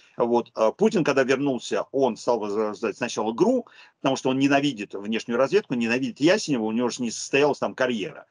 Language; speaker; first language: Russian; native; Russian